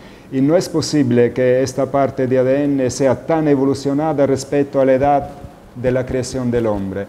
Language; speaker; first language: Spanish; non-native, fluent; Italian